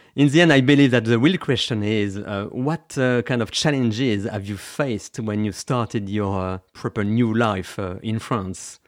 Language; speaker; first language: English; non-native, fluent; French